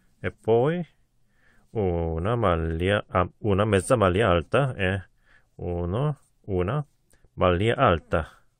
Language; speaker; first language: Italian; non-native, learner; Korean